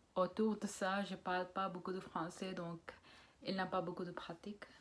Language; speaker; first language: French; non-native, learner; Punjabi